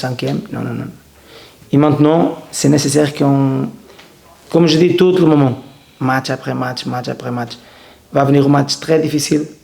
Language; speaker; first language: French; non-native, learner; Portuguese